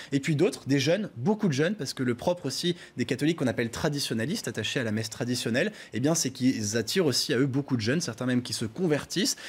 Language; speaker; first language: French; native; French